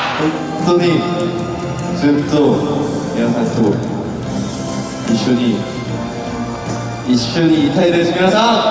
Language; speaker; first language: Japanese; non-native, fluent; Korean